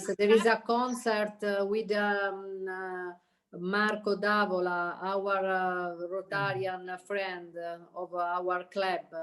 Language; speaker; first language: English; non-native, learner; Italian